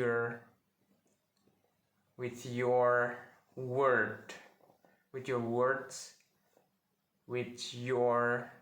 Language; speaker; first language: English; non-native, learner; Indonesian